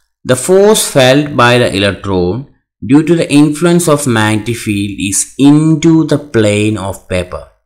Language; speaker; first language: English; non-native, local second language; Malayalam